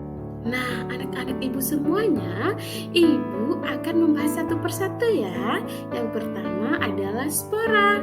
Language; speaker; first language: Indonesian; native; Indonesian